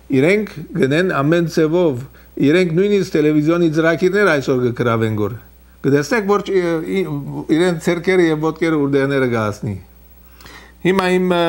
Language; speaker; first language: Armenian; early bilingual, heritage; Armenian